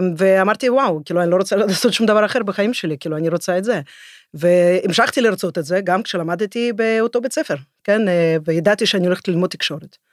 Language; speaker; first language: Hebrew; non-native, fluent; Russian